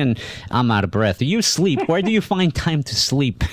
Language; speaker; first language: English; native; English